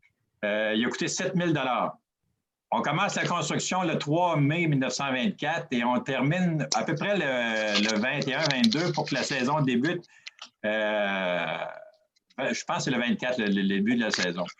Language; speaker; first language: French; native; French